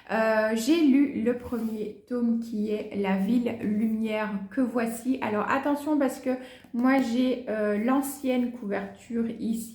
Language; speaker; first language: French; native; French